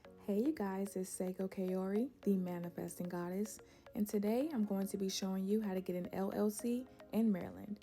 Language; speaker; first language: English; native; English